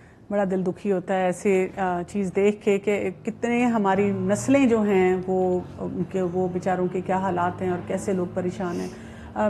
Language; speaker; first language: Hindi; native; Hindi